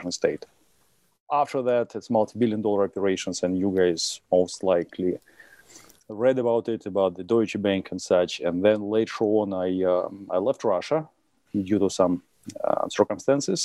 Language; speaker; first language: English; non-native, fluent; Russian